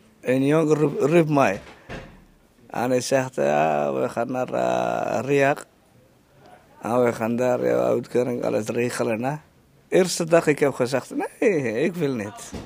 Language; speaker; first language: Dutch; non-native, learner; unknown